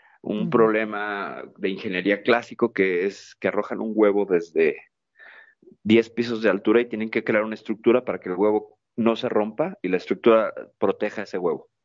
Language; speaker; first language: Spanish; native; Spanish